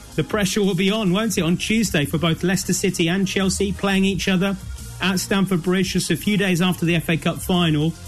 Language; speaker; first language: English; native; English